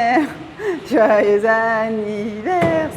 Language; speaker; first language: French; native; French